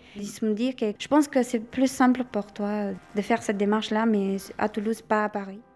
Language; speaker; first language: French; non-native, fluent; Albanian